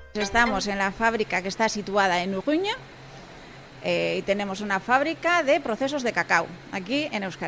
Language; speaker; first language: Spanish; native; Spanish